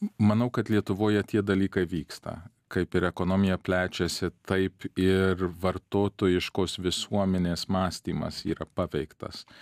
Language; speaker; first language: Lithuanian; early bilingual, heritage; Lithuanian